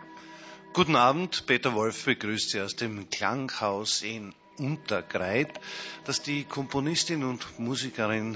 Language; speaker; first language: German; native; German